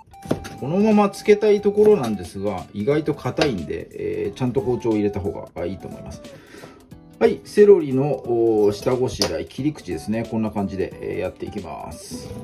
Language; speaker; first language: Japanese; native; Japanese